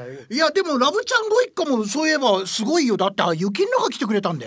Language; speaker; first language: Japanese; native; Japanese